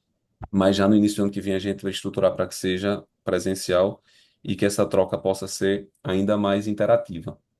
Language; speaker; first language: Portuguese; native; Portuguese